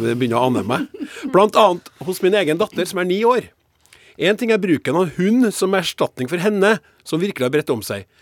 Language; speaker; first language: Norwegian; native; Norwegian